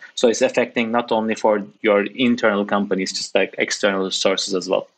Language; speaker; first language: English; non-native, fluent; Turkish